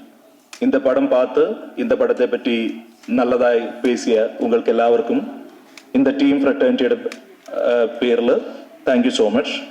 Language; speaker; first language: Tamil; non-native, local second language; Malayalam